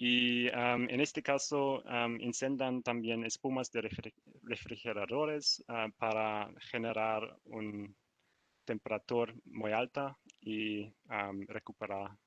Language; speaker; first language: Spanish; non-native, learner; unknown